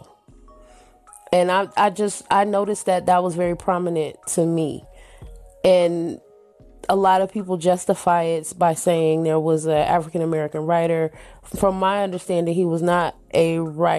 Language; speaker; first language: English; native; English